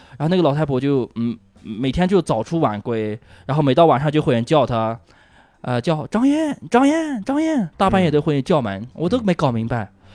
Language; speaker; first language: Chinese; native; Chinese